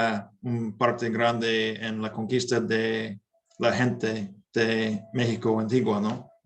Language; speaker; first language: Spanish; non-native, learner; English